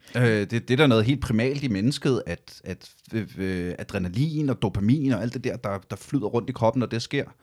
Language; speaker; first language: Danish; native; Danish